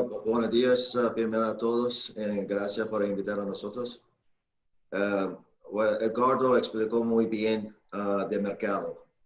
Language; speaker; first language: Spanish; non-native, fluent; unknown